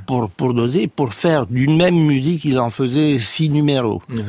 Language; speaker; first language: French; non-native, fluent; Romanian